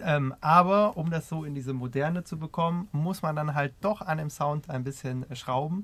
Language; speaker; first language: German; native; German